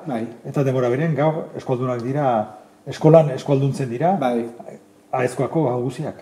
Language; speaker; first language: Basque; native; Basque